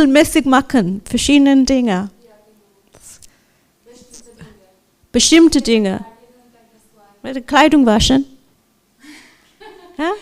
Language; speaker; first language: German; non-native, learner; English